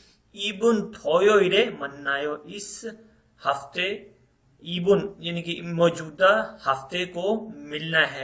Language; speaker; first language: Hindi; non-native, local second language; Punjabi